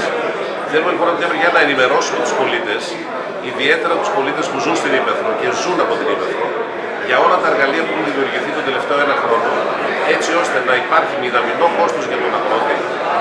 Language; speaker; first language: Greek; native; Greek